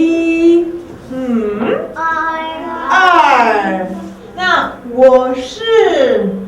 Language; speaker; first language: Chinese; non-native, fluent; English